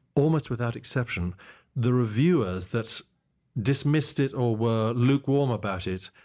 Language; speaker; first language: English; native; English